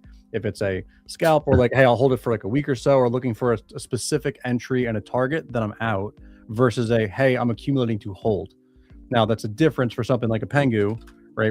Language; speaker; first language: English; native; English